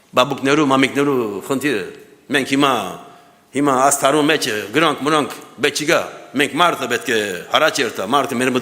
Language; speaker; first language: Armenian; early bilingual, heritage; Armenian